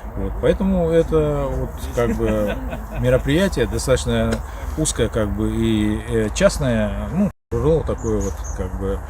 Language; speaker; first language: Russian; native; Russian